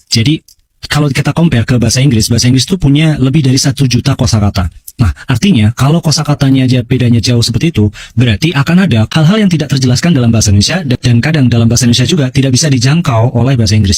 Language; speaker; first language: Indonesian; non-native, local second language; Javanese